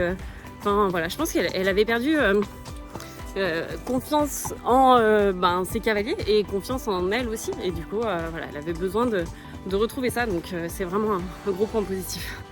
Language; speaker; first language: French; native; French